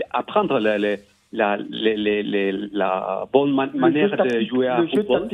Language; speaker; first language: French; non-native, learner; Spanish